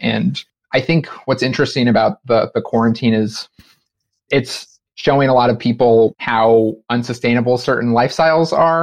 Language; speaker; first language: English; native; English